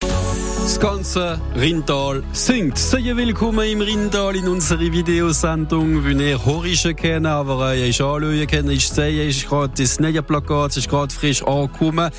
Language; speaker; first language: German; native; German